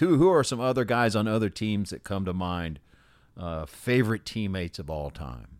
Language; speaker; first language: English; native; English